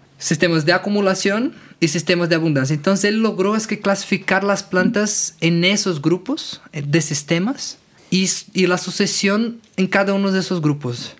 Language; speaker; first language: Spanish; non-native, fluent; Portuguese